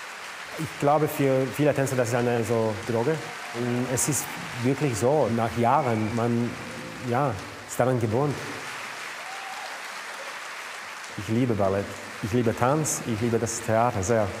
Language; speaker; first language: German; non-native, fluent; Slovak